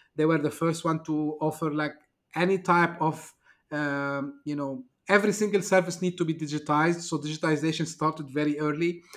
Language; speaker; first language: English; non-native, fluent; Turkish